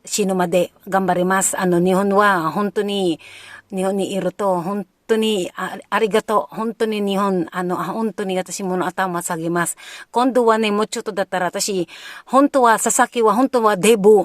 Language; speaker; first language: Japanese; non-native, learner; Filipino